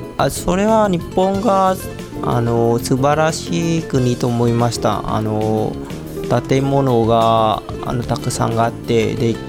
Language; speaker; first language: Japanese; non-native, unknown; Vietnamese